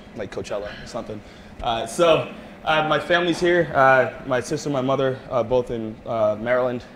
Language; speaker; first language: English; native; English